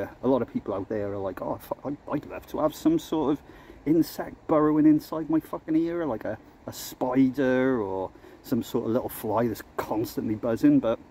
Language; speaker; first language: English; native; English